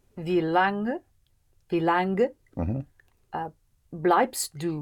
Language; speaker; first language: German; non-native, learner; English